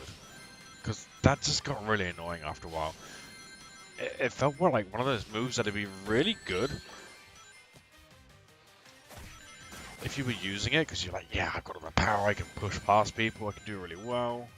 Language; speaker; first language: English; native; English